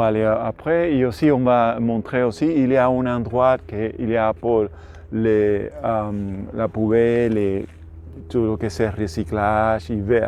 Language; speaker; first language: French; non-native, learner; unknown